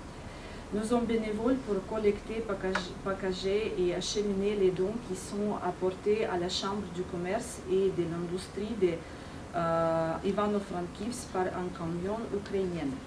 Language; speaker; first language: French; non-native, fluent; Ukrainian